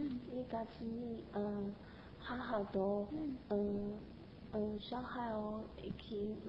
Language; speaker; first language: Japanese; non-native, learner; Chinese